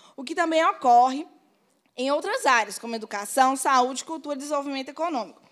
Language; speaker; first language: Portuguese; native; Portuguese